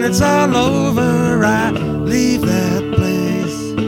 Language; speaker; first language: English; native; English